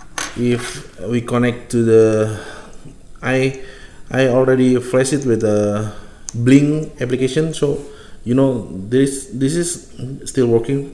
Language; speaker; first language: English; non-native, fluent; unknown